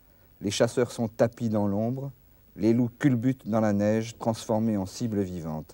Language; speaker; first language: French; native; French